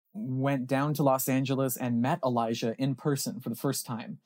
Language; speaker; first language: English; native; English